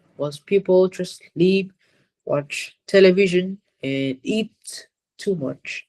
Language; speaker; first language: English; non-native, learner; Vietnamese